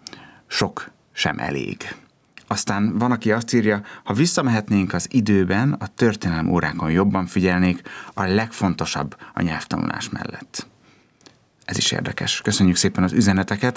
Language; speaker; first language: Hungarian; native; Hungarian